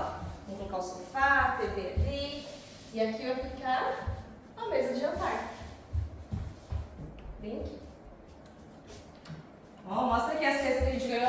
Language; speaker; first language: Portuguese; native; Portuguese